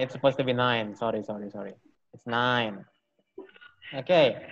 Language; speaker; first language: English; non-native, fluent; Indonesian